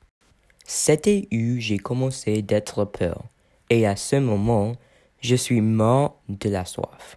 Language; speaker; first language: French; non-native, learner; English